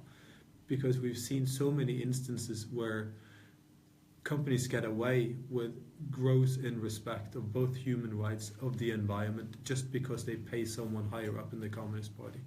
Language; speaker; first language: English; non-native, fluent; Norwegian